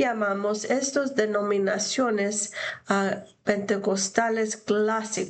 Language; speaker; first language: Spanish; non-native, fluent; English